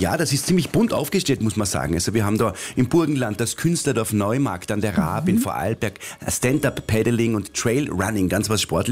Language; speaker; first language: German; native; German